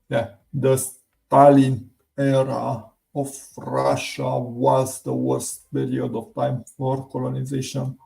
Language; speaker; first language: English; non-native, learner; Romanian